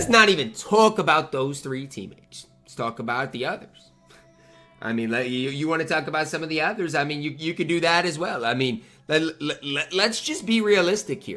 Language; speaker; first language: English; native; English